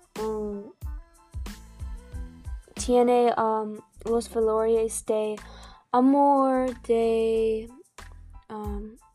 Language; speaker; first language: Spanish; non-native, learner; English